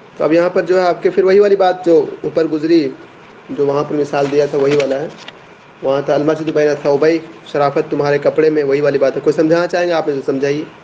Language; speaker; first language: Urdu; native; Urdu